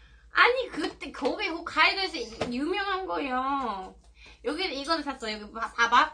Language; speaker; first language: Korean; non-native, learner; Swedish